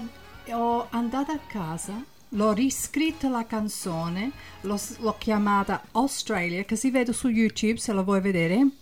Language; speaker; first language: Italian; early bilingual, heritage; Italian